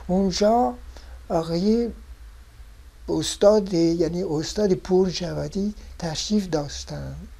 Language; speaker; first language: Persian; non-native, fluent; French